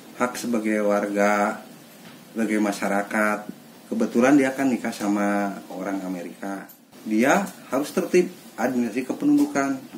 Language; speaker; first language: Indonesian; native; Indonesian